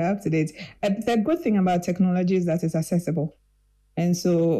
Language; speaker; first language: English; non-native, local second language; Akan